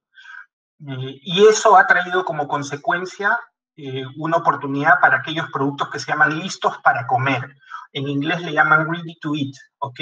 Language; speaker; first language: Spanish; native; Spanish